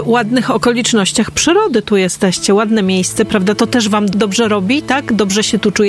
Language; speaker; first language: Polish; native; Polish